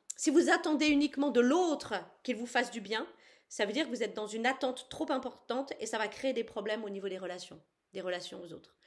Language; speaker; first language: French; native; French